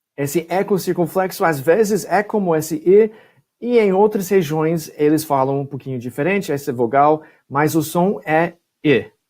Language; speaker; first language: Portuguese; non-native, fluent; English